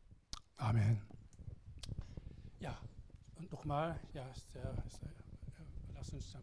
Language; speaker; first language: German; non-native, learner; Korean